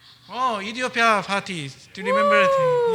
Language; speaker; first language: English; non-native, learner; Korean